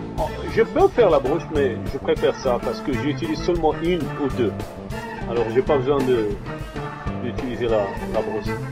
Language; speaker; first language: French; non-native, local second language; Arabic